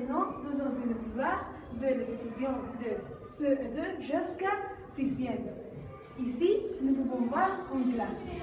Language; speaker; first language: French; non-native, learner; Spanish